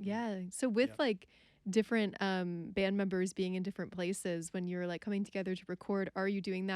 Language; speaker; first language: English; native; English